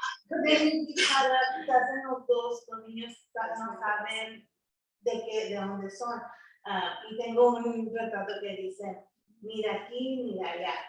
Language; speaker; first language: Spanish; early bilingual, heritage; Spanish